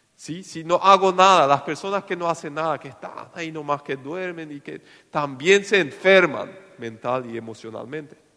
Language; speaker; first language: Spanish; non-native, local second language; Plautdietsch